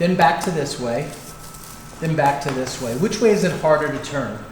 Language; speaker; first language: English; native; English